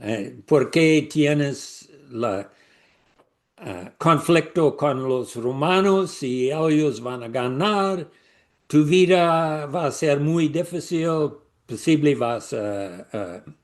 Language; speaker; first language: Spanish; non-native, learner; English